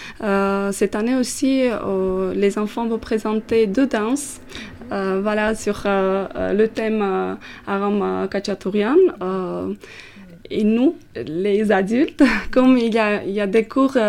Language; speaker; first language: French; non-native, fluent; Armenian